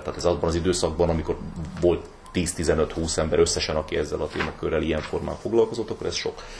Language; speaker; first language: Hungarian; native; Hungarian